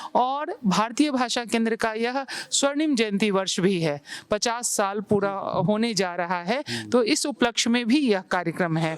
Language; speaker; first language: Hindi; native; Hindi